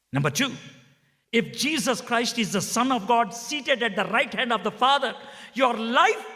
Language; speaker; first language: English; non-native, local second language; Telugu